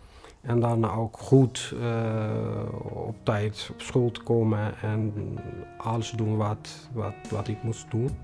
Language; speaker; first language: Dutch; non-native, fluent; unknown